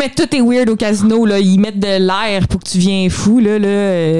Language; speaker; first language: French; native; French